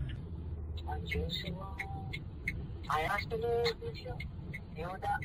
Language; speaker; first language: Japanese; non-native, learner; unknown